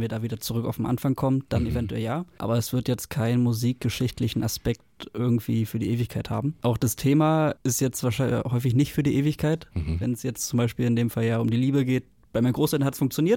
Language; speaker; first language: German; native; German